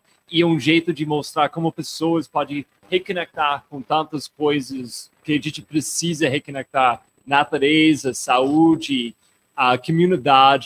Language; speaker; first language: Portuguese; non-native, fluent; English